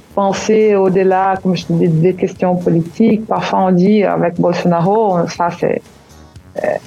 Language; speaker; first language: French; non-native, fluent; Portuguese